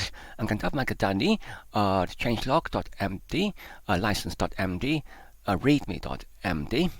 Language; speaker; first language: Welsh; non-native, fluent; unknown